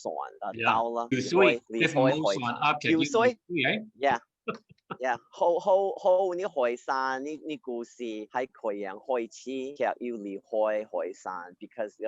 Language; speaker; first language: Cantonese; early bilingual, heritage; Cantonese